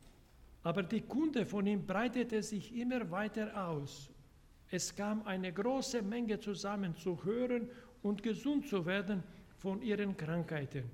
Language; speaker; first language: German; non-native, fluent; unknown